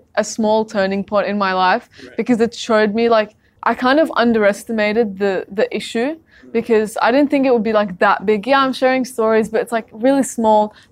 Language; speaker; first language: English; early bilingual, other home language; Arabic